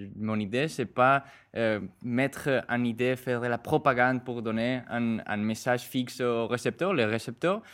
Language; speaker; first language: French; non-native, fluent; Spanish